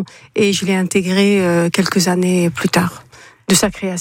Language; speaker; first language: French; non-native, local second language; Arabic